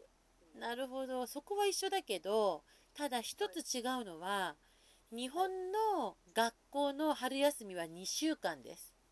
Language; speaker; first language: Japanese; native; Japanese